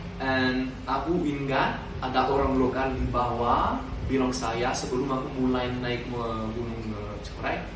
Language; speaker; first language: Indonesian; non-native, learner; French